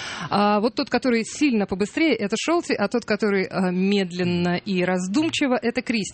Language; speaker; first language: Russian; native; Russian